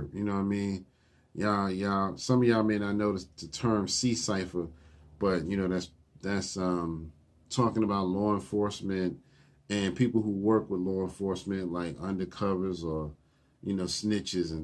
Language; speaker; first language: English; native; English